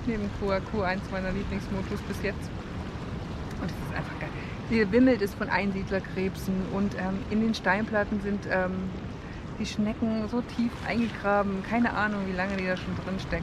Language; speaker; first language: German; native; German